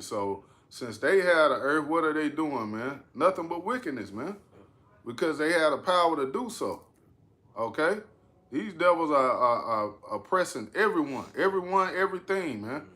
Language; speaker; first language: English; native; English